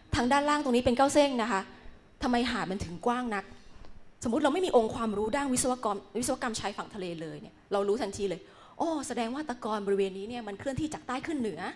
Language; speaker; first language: Thai; native; Thai